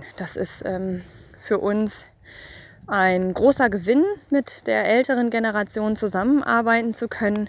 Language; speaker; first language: German; native; German